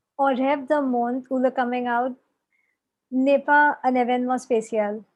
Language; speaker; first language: French; non-native, learner; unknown